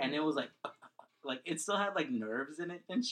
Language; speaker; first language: English; early bilingual, other home language; Spanish